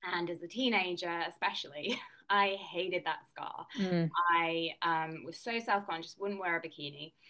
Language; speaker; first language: English; native; English